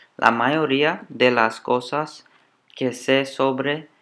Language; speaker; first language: Spanish; non-native, learner; English